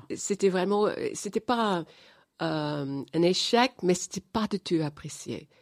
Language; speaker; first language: French; non-native, fluent; English